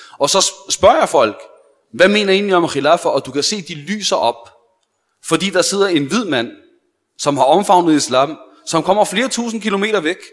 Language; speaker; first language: Danish; early bilingual, other home language; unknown